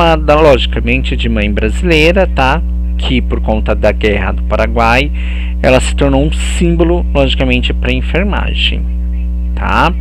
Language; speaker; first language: Portuguese; native; Portuguese